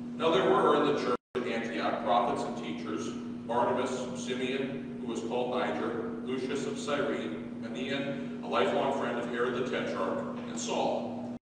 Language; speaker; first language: English; native; English